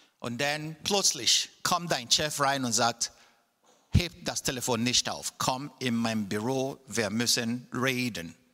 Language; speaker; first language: German; non-native, fluent; Igbo